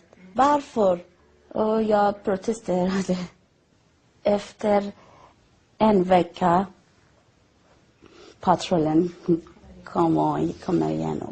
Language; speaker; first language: Swedish; non-native, learner; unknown